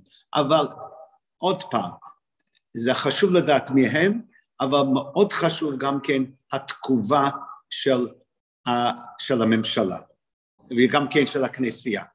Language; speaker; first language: Hebrew; non-native, fluent; English